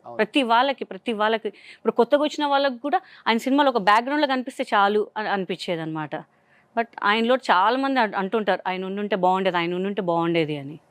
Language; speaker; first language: Telugu; non-native, local second language; Hindi